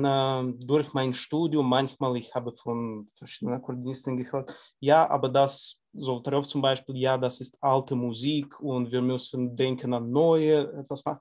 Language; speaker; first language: German; non-native, fluent; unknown